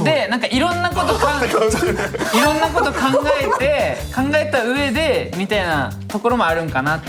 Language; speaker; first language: Japanese; native; Japanese